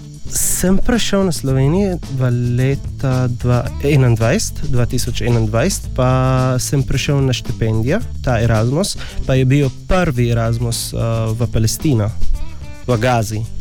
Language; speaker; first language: Slovenian; non-native, learner; Arabic